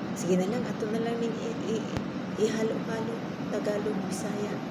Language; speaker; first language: Filipino; non-native, local second language; Cebuano